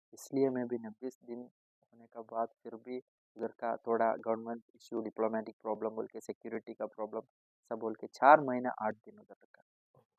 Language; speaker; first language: Hindi; non-native, local second language; Malayalam